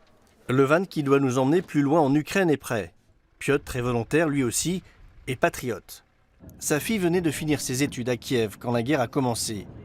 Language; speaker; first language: French; native; French